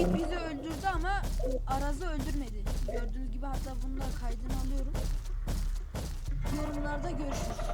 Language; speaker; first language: Turkish; native; Turkish